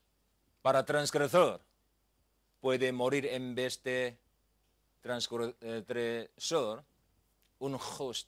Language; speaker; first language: Spanish; non-native, learner; Korean